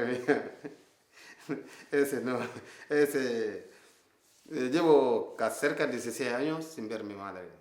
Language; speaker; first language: Spanish; non-native, learner; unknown